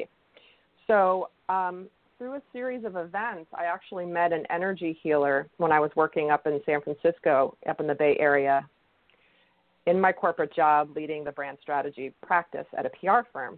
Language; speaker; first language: English; native; English